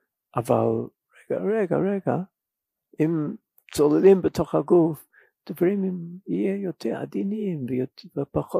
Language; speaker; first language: Hebrew; non-native, fluent; English